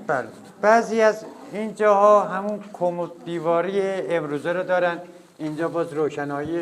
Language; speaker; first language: Persian; non-native, local second language; Azerbaijani